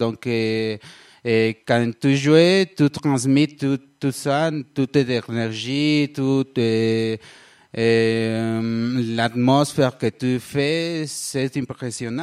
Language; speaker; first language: French; non-native, learner; Spanish